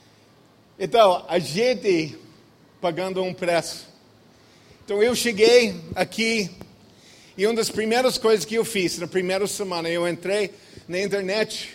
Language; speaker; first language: Portuguese; non-native, fluent; English